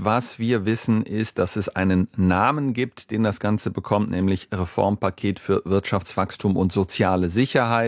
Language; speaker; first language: German; native; German